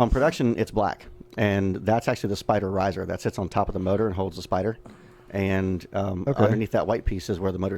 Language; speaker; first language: English; native; English